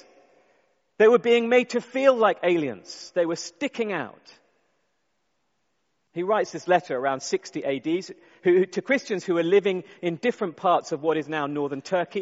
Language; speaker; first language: English; native; English